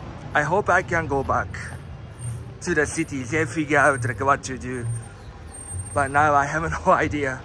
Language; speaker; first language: English; non-native, fluent; Japanese